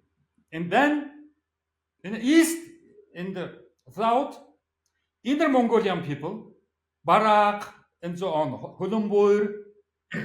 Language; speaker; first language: English; non-native, learner; Mongolian